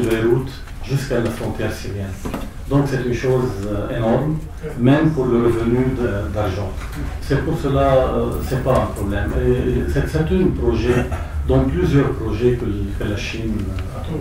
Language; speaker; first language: French; non-native, local second language; Arabic